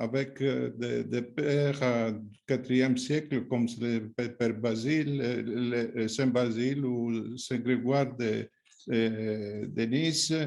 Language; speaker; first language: French; non-native, fluent; Greek